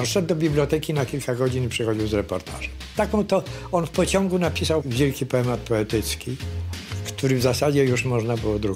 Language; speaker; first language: Polish; native; Polish